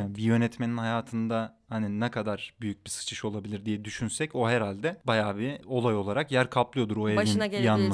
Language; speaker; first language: Turkish; native; Turkish